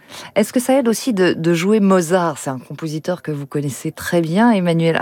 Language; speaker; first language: French; native; French